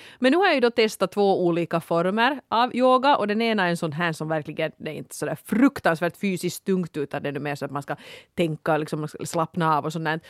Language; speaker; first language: Swedish; native; Swedish